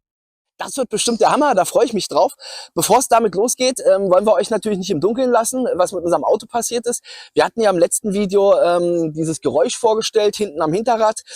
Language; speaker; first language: German; native; German